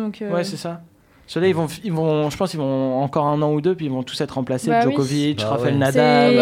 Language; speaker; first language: French; native; French